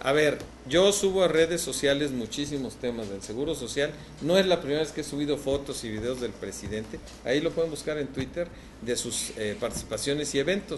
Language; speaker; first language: Spanish; native; Spanish